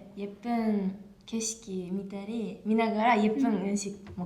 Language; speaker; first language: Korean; non-native, fluent; Japanese